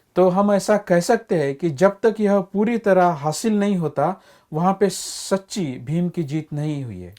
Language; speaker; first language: Hindi; non-native, local second language; Marathi